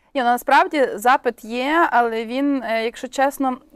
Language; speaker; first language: Ukrainian; native; Ukrainian